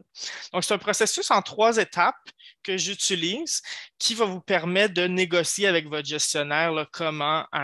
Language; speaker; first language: French; native; French